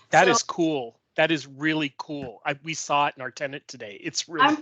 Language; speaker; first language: English; native; English